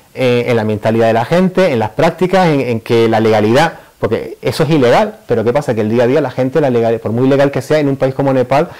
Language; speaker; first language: Spanish; native; Spanish